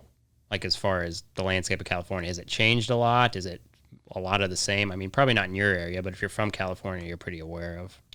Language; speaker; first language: English; native; English